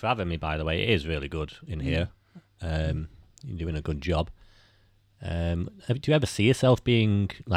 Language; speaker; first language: English; native; English